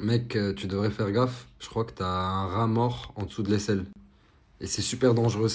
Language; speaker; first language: French; native; French